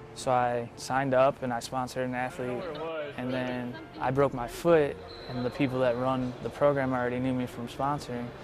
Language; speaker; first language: English; native; English